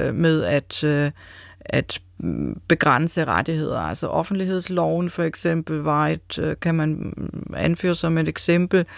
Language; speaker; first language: Danish; non-native, fluent; German